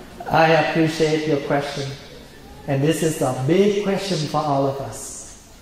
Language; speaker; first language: English; non-native, fluent; Vietnamese